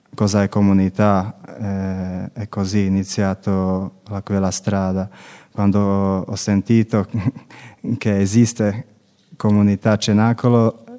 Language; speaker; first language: Italian; non-native, learner; Slovak